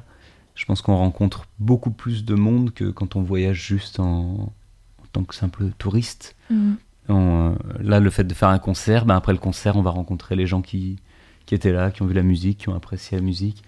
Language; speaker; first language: French; native; French